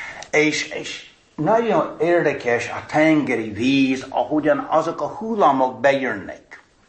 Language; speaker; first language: Hungarian; non-native, fluent; English